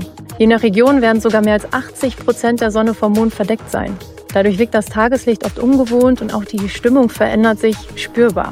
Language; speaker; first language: German; native; German